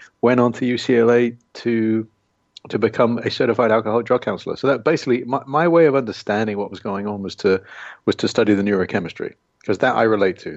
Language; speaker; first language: English; native; English